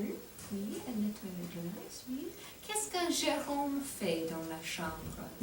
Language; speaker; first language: French; non-native, fluent; English